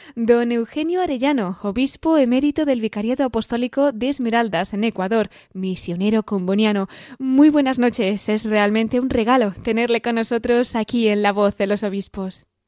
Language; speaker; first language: Spanish; native; Spanish